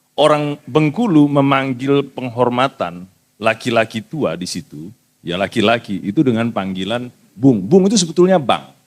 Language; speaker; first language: Indonesian; native; Indonesian